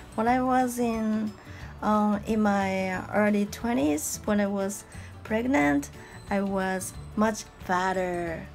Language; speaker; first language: English; non-native, fluent; Japanese